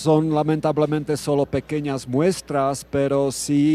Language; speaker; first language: Spanish; non-native, fluent; Czech